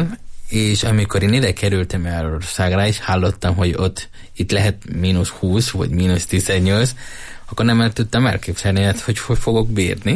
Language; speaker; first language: Hungarian; non-native, learner; Spanish